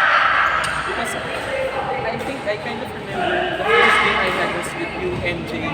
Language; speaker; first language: English; non-native, local second language; Filipino